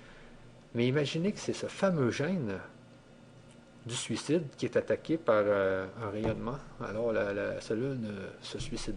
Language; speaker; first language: French; native; French